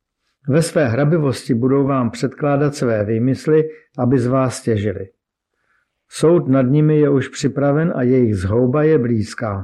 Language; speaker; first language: Czech; native; Czech